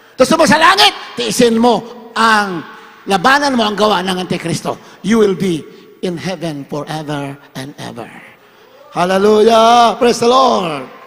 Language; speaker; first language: Filipino; non-native, local second language; Hiligaynon